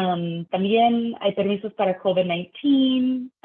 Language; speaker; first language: Spanish; early bilingual, heritage; Spanish